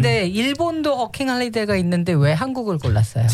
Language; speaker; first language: Korean; native; Korean